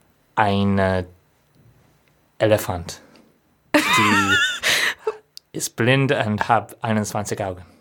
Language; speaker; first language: German; non-native, learner; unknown